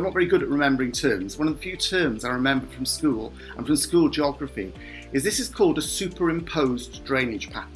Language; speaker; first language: English; native; English